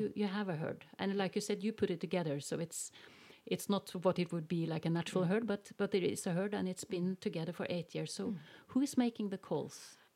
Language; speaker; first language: English; non-native, fluent; Norwegian